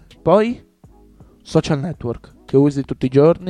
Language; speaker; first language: Italian; native; Italian